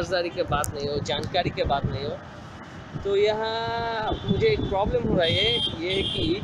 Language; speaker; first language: Hindi; non-native, learner; Bangla